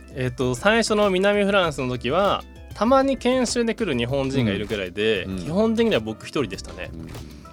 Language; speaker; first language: Japanese; native; Japanese